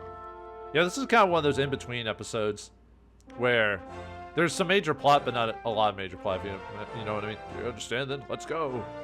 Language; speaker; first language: English; native; English